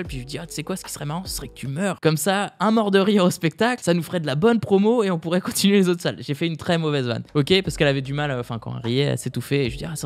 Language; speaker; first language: French; native; French